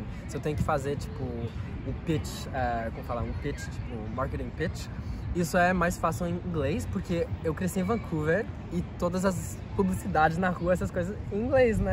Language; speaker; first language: Portuguese; non-native, fluent; French